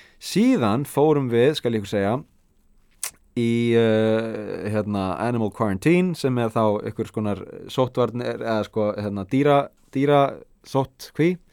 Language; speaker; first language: Icelandic; native; Icelandic